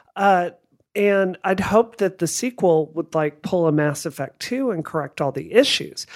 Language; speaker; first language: English; native; English